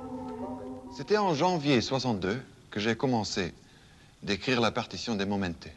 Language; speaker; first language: French; non-native, fluent; German